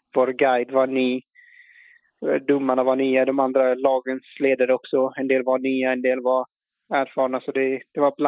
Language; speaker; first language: Swedish; non-native, fluent; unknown